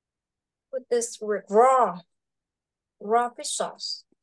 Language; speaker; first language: English; non-native, fluent; Vietnamese